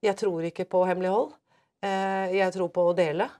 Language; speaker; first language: Norwegian; native; Norwegian